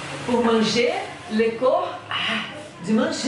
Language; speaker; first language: French; non-native, learner; Portuguese